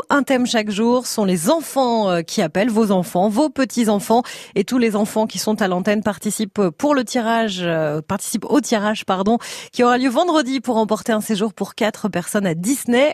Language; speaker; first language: French; native; French